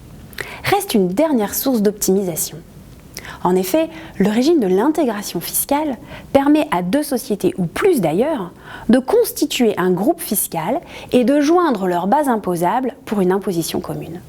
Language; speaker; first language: French; native; French